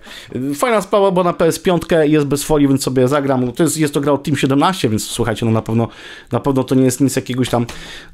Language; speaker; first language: Polish; native; Polish